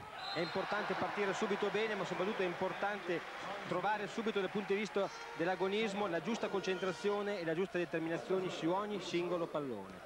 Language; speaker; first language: Italian; native; Italian